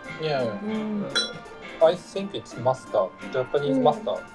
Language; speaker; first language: English; non-native, learner; Japanese